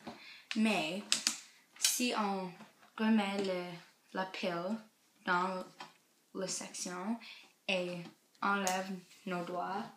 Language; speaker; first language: French; non-native, learner; English